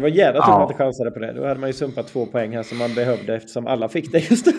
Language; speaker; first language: Swedish; native; Swedish